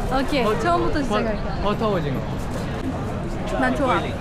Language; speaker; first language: Korean; non-native, fluent; Turkish